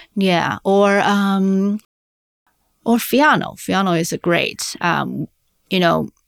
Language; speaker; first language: English; non-native, fluent; Chinese